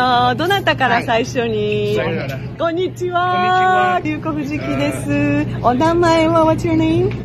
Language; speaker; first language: Japanese; native; Japanese